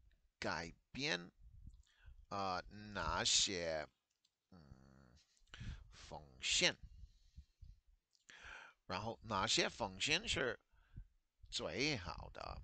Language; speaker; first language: Cantonese; non-native, learner; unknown